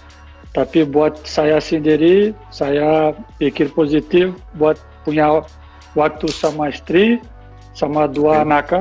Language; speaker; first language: Indonesian; non-native, fluent; Portuguese